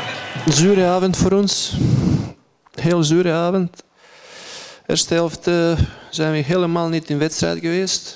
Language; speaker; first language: Dutch; non-native, fluent; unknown